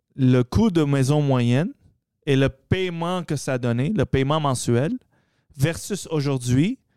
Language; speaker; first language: French; early bilingual, other home language; Arabic